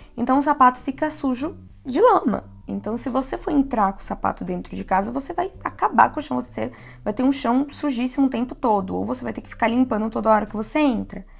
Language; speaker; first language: Portuguese; native; Portuguese